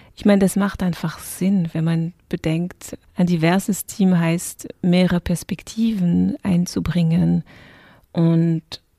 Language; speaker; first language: German; non-native, fluent; French